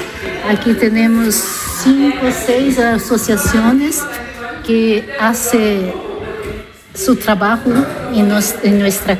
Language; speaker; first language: Spanish; non-native, fluent; Italian